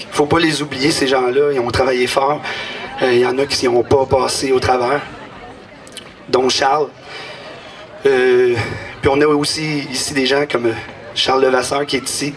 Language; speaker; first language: French; native; French